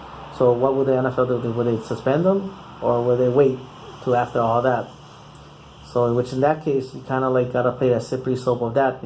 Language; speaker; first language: English; native; English